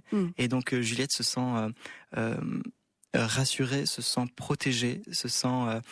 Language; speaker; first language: French; native; French